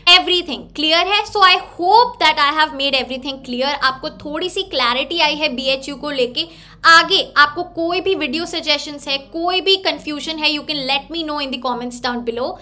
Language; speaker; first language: Hindi; native; Hindi